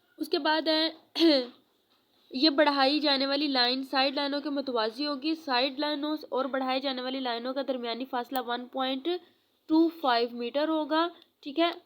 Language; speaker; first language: Urdu; non-native, local second language; Punjabi